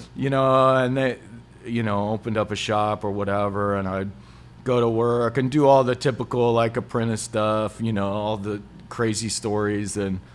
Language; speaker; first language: English; native; English